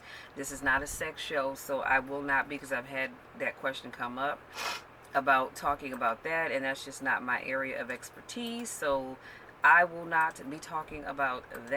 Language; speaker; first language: English; native; English